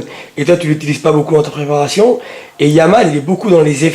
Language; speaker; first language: French; native; French